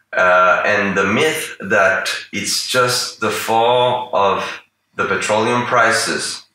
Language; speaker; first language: English; non-native, fluent; Spanish